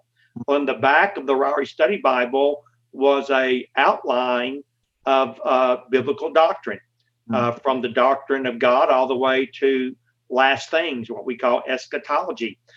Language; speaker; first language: English; native; English